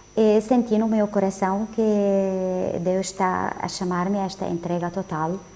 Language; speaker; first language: Portuguese; non-native, fluent; Arabic